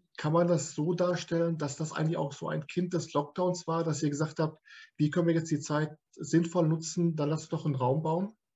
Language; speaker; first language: German; native; German